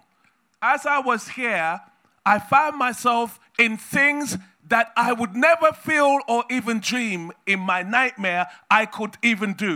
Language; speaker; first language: English; native; English